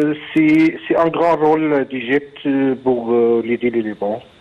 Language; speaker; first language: French; non-native, fluent; Arabic